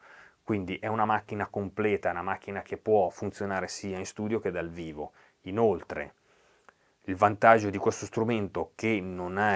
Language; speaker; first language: Italian; native; Italian